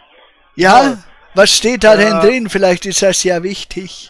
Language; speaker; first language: German; native; German